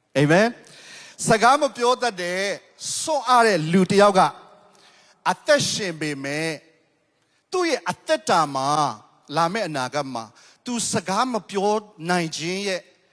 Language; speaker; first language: Burmese; non-native, local second language; Tedim Chin